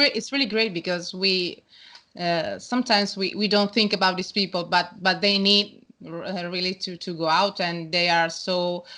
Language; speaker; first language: English; non-native, learner; Italian